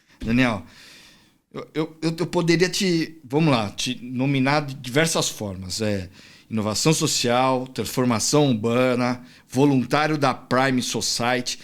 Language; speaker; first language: Portuguese; native; Portuguese